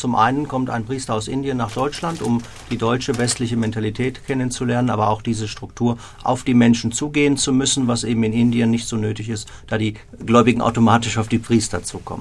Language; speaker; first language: German; native; German